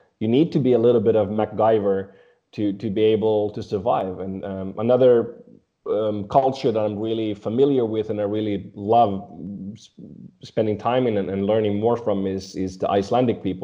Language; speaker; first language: English; non-native, fluent; Swedish